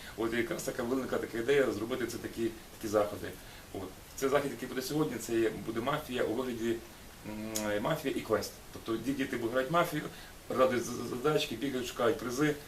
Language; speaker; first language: Ukrainian; native; Ukrainian